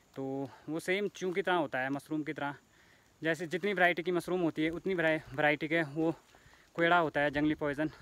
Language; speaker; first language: Hindi; native; Hindi